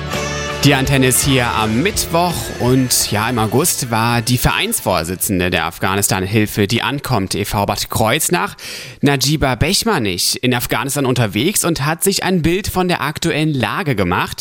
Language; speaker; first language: German; native; German